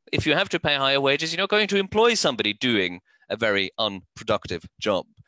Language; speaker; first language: English; non-native, fluent; Norwegian